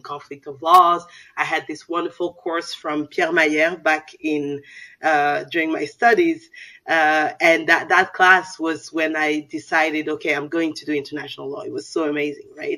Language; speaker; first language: English; non-native, fluent; Soninke